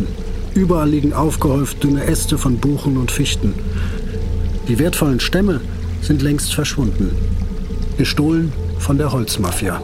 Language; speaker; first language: German; native; German